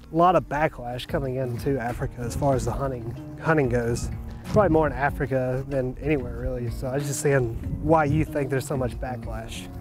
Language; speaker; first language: English; native; English